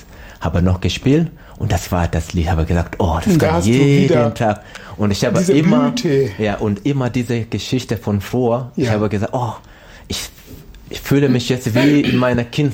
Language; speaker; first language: German; non-native, learner; Swahili